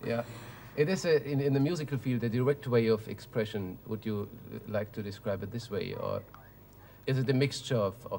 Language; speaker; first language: English; non-native, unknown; German